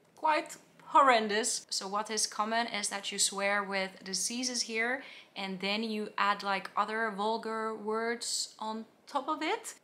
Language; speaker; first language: English; non-native, fluent; Finnish